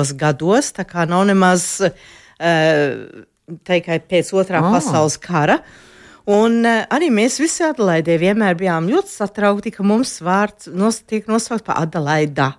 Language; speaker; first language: Latvian; early bilingual, heritage; Latvian